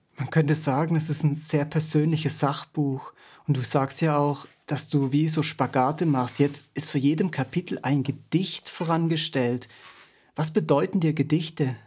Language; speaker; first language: German; native; German